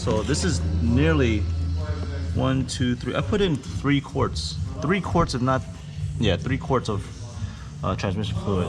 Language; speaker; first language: English; native; English